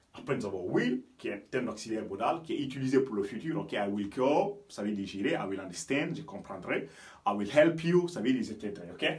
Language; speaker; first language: French; non-native, local second language; Fula